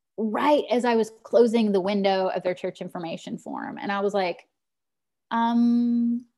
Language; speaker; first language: English; native; English